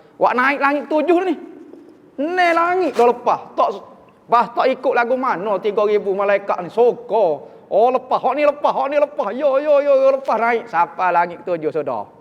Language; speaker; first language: Malay; native; Malay